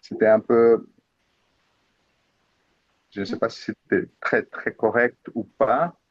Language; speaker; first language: French; non-native, fluent; Greek